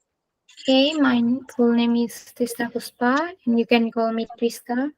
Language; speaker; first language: English; non-native, fluent; Indonesian